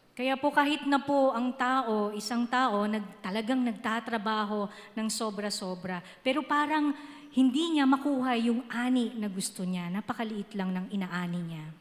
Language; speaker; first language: Filipino; native; Filipino